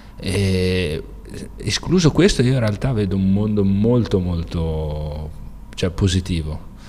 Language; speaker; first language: Italian; native; Italian